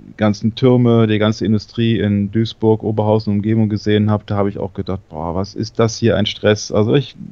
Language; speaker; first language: German; native; German